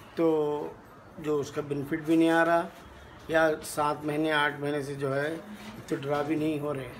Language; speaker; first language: Hindi; non-native, local second language; Urdu